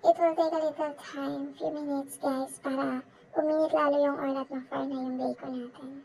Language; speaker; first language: English; non-native, local second language; Filipino